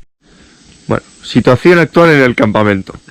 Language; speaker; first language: Spanish; native; Spanish